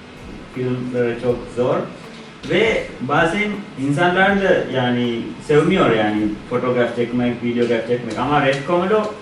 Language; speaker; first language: Turkish; non-native, learner; Sinhala